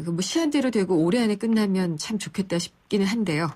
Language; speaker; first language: Korean; native; Korean